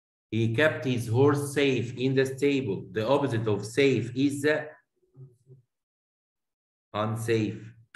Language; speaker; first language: English; non-native, fluent; Arabic